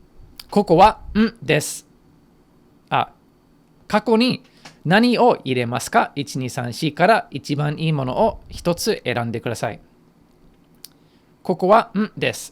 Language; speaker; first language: Japanese; non-native, fluent; English